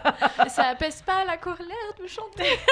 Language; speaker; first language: French; native; French